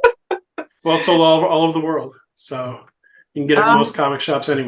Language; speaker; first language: English; native; English